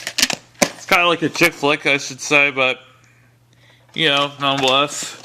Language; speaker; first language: English; native; English